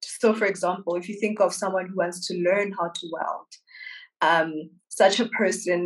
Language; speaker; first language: English; non-native, local second language; Southern Sotho